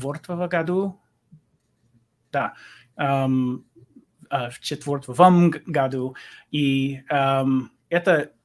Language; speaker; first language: Russian; non-native, learner; English